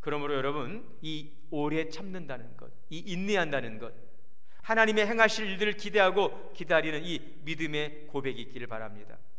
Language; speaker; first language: Korean; native; Korean